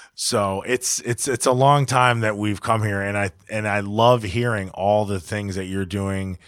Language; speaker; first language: English; native; English